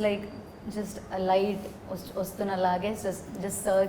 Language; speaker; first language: Telugu; non-native, learner; Malayalam